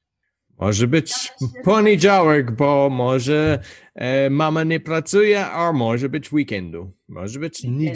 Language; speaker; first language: Polish; non-native, learner; English